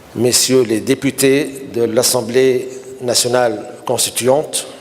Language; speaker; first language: French; non-native, local second language; Arabic